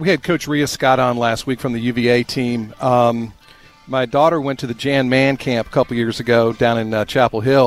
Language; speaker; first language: English; native; English